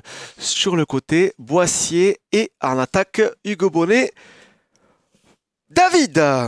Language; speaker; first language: French; native; French